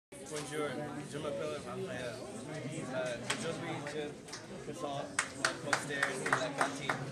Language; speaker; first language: French; non-native, learner; English